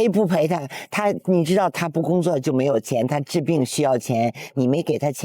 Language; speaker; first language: Chinese; native; Chinese